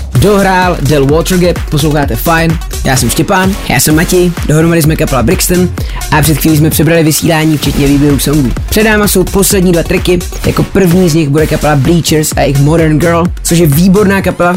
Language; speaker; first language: Czech; native; Czech